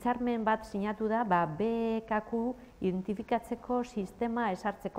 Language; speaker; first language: Basque; native; Basque